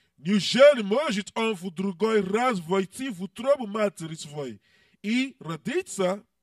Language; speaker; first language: Russian; non-native, learner; English